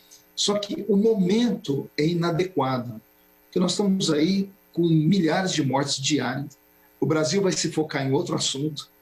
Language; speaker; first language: Portuguese; native; Portuguese